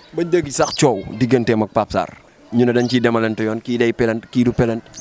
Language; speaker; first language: Wolof; native; Wolof